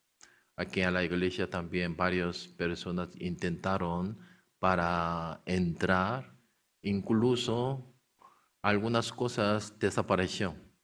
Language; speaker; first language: Spanish; non-native, learner; Korean